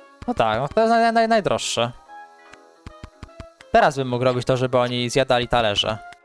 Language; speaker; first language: Polish; native; Polish